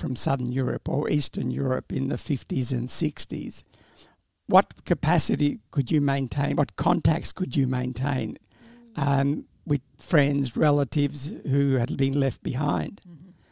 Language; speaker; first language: English; early bilingual, other home language; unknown